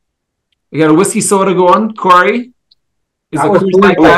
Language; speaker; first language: English; native; English